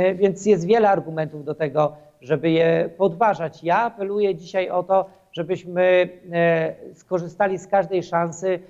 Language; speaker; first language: Polish; native; Polish